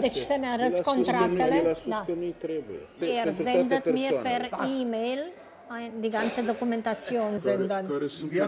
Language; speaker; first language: German; non-native, fluent; Romanian